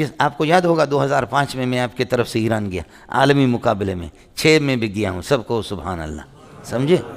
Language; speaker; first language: Urdu; non-native, local second language; Brahui